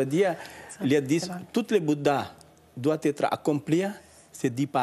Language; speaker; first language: French; non-native, learner; Sinhala